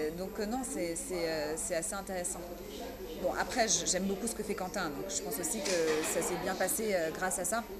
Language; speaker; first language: French; early bilingual, other home language; Persian